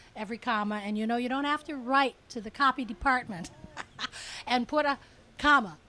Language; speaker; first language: English; native; English